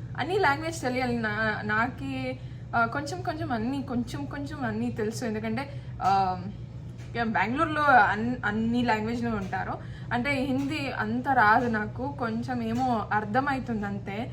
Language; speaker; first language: Telugu; non-native, local second language; Kannada